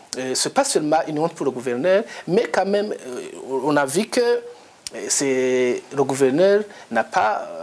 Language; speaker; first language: French; non-native, local second language; Rundi